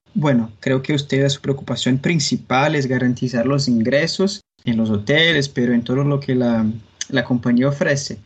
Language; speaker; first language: Spanish; non-native, fluent; Portuguese